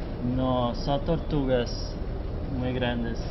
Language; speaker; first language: Spanish; non-native, learner; Portuguese